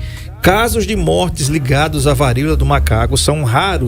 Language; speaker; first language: Portuguese; native; Portuguese